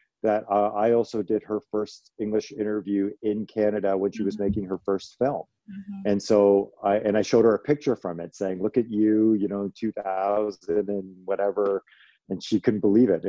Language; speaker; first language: English; native; English